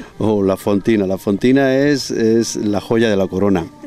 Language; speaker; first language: Spanish; native; Spanish